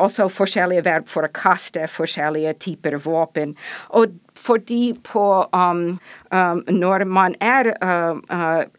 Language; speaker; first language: Norwegian; non-native, fluent; English